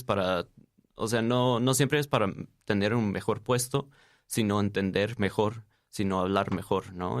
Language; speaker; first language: Spanish; non-native, fluent; English